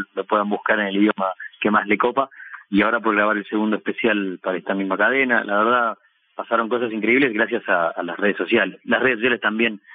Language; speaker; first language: Spanish; native; Spanish